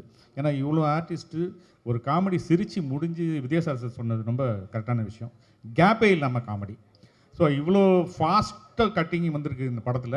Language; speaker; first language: Tamil; native; Tamil